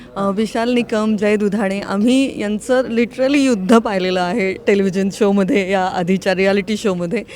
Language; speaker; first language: Marathi; native; Marathi